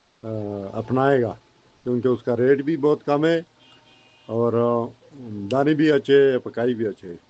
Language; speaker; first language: Hindi; non-native, fluent; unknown